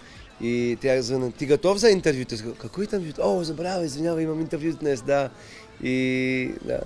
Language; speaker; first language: Bulgarian; non-native, learner; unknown